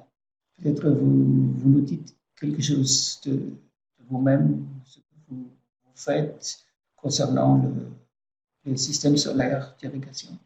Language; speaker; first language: French; non-native, fluent; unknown